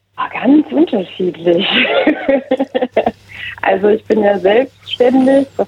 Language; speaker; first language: German; native; German